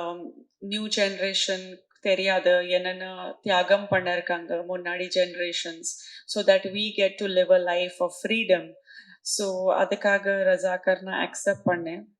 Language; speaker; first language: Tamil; non-native, local second language; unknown